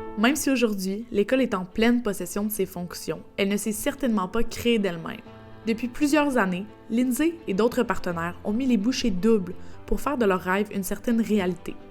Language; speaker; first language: French; native; French